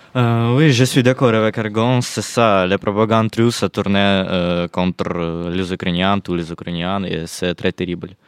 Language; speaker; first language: French; non-native, learner; Ukrainian